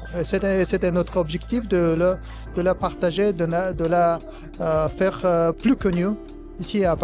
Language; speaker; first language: French; non-native, fluent; Kazakh